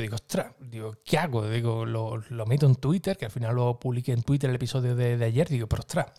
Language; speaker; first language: Spanish; native; Spanish